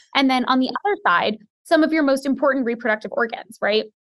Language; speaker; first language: English; native; English